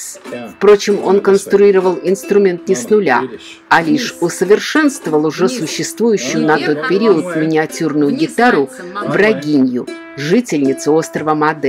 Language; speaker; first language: Russian; native; Russian